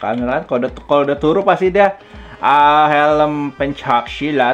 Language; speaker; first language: Indonesian; native; Indonesian